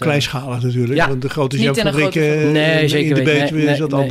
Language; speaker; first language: Dutch; native; Dutch